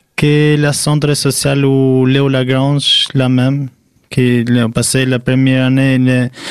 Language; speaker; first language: French; non-native, learner; Albanian